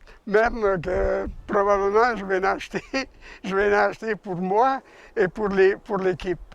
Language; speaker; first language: French; non-native, fluent; Italian